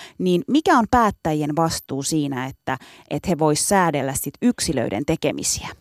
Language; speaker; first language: Finnish; early bilingual, other home language; Turkish